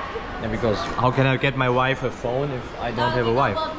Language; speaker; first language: English; non-native, fluent; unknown